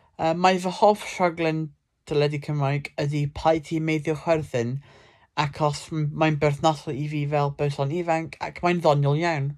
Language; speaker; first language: Welsh; non-native, local second language; English